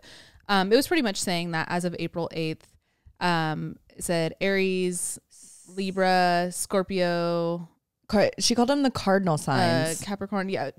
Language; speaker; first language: English; native; English